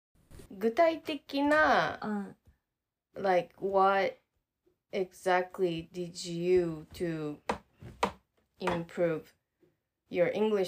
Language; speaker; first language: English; non-native, fluent; Japanese